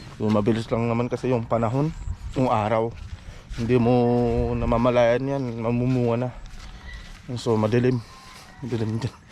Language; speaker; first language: Filipino; non-native, local second language; Iloko